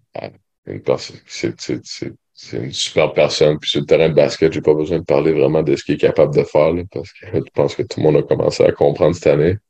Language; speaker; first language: French; native; French